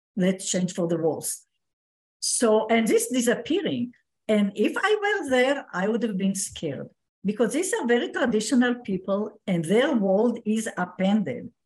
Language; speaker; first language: English; non-native, fluent; Hebrew